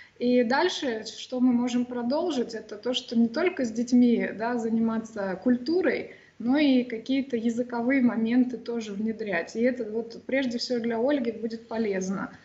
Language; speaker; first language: Russian; native; Russian